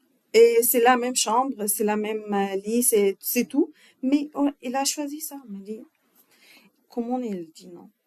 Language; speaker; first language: French; non-native, learner; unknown